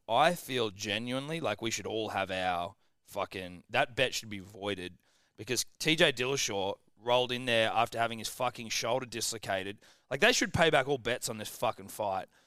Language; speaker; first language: English; native; English